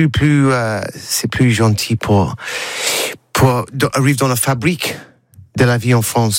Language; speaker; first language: French; non-native, learner; English